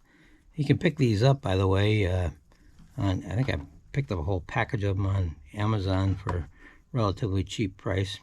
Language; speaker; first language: English; native; English